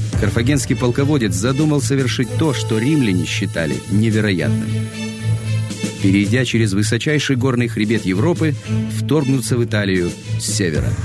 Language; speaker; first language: Russian; native; Russian